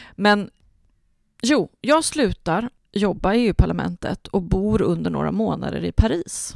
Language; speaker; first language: Swedish; early bilingual, other home language; Spanish